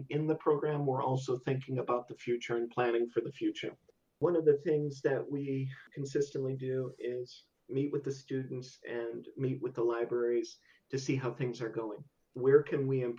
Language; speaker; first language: English; native; English